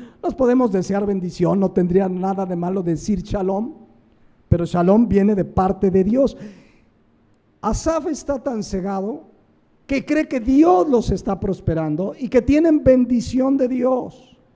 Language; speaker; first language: Spanish; native; Spanish